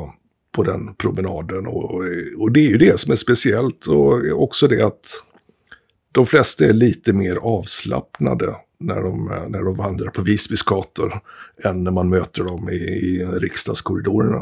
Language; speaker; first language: Swedish; native; Swedish